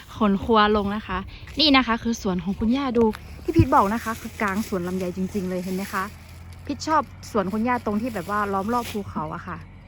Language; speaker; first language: Thai; non-native, local second language; Western Kayah